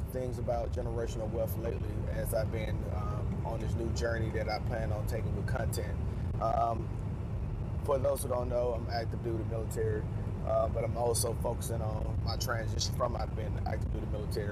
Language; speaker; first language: English; native; English